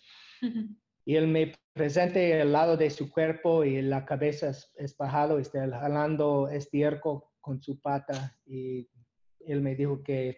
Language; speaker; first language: Spanish; non-native, learner; English